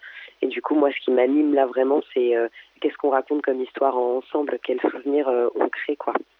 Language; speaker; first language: French; native; French